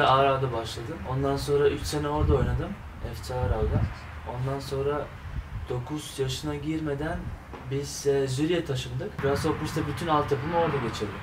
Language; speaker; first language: Turkish; early bilingual, heritage; Turkish